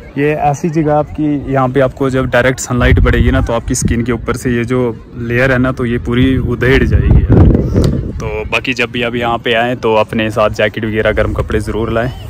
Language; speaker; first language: Hindi; native; Hindi